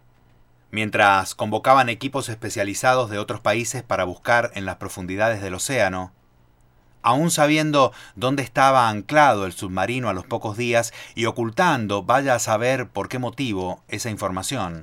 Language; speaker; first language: Spanish; native; Spanish